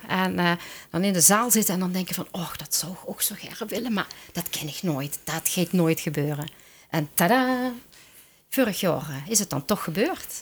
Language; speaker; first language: Dutch; native; Dutch